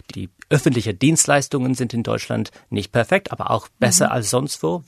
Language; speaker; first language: German; non-native, fluent; English